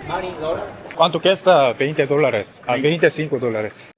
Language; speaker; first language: Spanish; non-native, learner; Korean